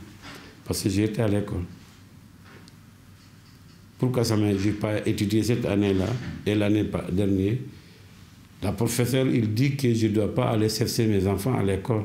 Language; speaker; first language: French; non-native, learner; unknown